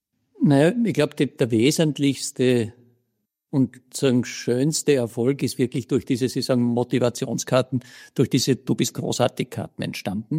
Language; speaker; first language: German; native; German